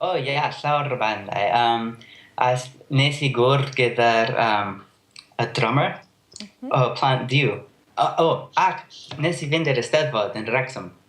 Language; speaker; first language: Welsh; non-native, learner; English